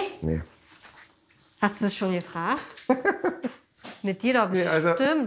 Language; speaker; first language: German; native; German